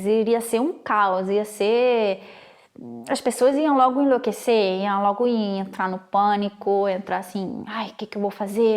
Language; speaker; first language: Portuguese; non-native, fluent; Italian